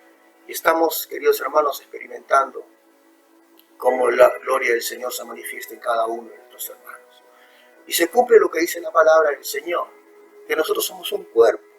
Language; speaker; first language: Spanish; native; Spanish